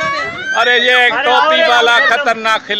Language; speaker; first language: Hindi; native; Hindi